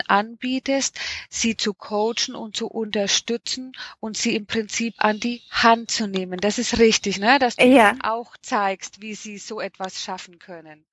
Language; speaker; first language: German; native; German